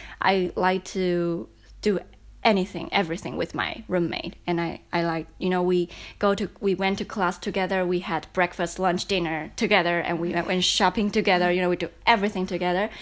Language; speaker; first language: English; non-native, fluent; Chinese